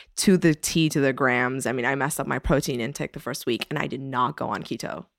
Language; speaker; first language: English; early bilingual, other home language; Persian